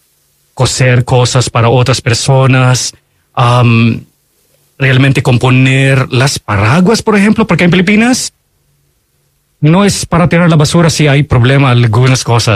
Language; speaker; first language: Spanish; non-native, fluent; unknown